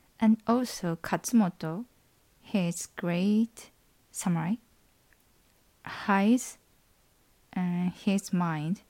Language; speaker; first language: English; non-native, learner; Japanese